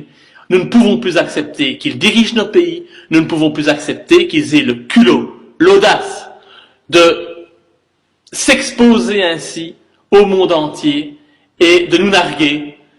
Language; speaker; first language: French; native; French